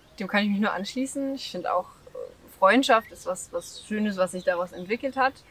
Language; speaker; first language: German; native; German